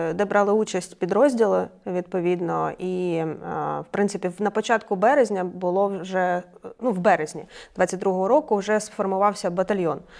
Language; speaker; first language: Ukrainian; native; Ukrainian